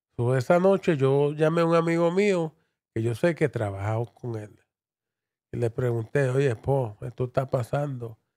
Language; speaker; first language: Spanish; early bilingual, heritage; Spanish